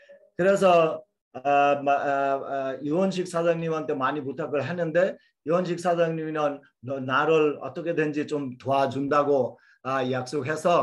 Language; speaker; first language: Korean; non-native, fluent; Bangla